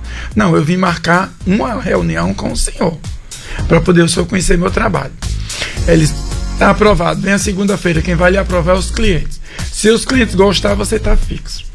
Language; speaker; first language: Portuguese; native; Portuguese